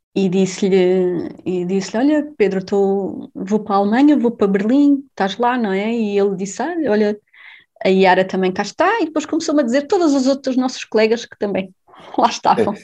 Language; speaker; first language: Portuguese; native; Portuguese